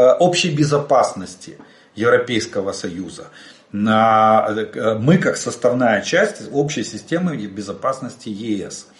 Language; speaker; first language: Russian; native; Russian